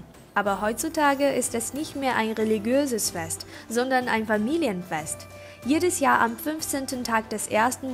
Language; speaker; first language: German; non-native, learner; Chinese